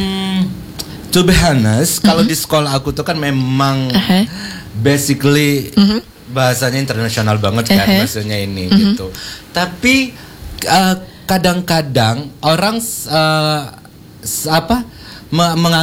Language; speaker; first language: Indonesian; non-native, local second language; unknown